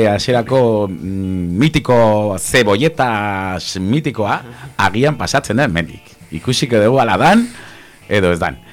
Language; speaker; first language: Basque; non-native, local second language; Spanish